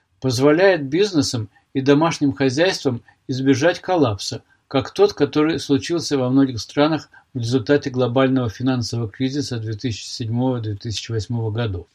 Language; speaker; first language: Russian; native; Russian